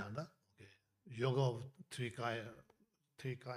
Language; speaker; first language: Russian; non-native, learner; Tibetan